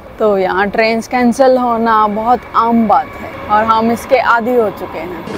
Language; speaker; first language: Hindi; native; Hindi